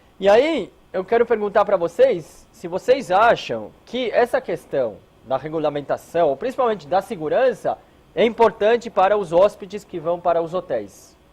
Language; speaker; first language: Portuguese; early bilingual, heritage; Hebrew